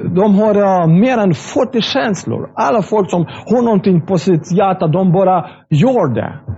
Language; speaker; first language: Swedish; non-native, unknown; Russian